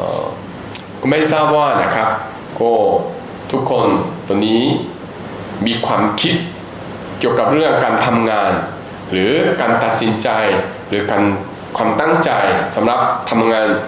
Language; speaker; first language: Thai; non-native, fluent; Korean